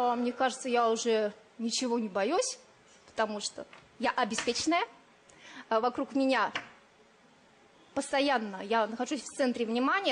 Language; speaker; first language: Russian; native; Russian